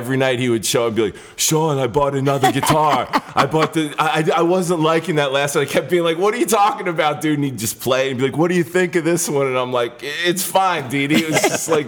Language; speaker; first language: English; native; English